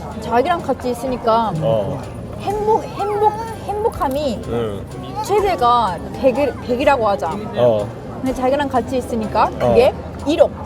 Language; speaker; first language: Korean; non-native, learner; Japanese